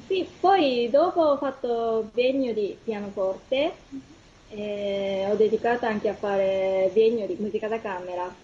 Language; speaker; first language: Italian; non-native, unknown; Japanese